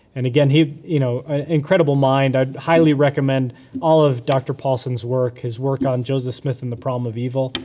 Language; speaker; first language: English; native; English